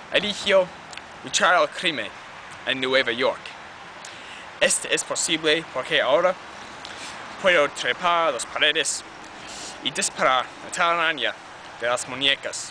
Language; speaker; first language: Spanish; non-native, learner; English